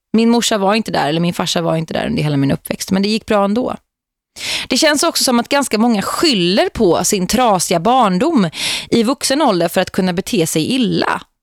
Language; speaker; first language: Swedish; native; Swedish